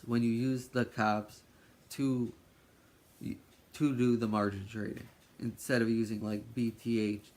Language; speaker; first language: English; native; English